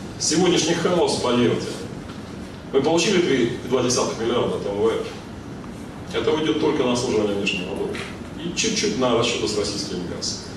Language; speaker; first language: Russian; non-native, local second language; Ukrainian